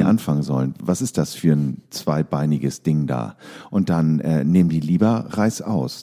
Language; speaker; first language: German; native; German